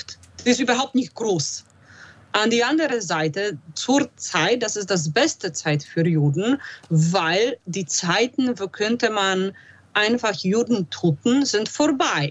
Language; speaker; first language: German; non-native, fluent; Polish